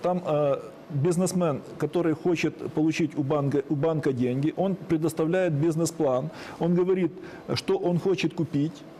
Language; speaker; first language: Russian; native; Russian